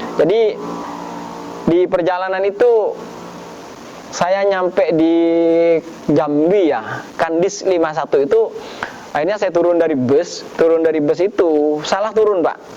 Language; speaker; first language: Indonesian; non-native, local second language; Madurese